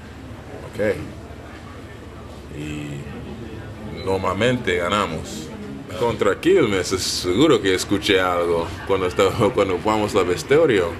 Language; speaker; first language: Spanish; non-native, learner; English